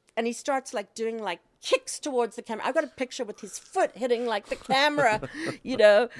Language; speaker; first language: English; native; English